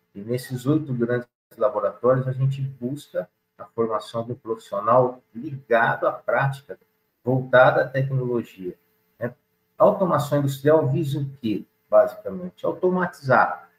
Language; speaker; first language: Portuguese; native; Portuguese